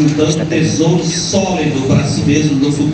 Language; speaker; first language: Portuguese; native; Portuguese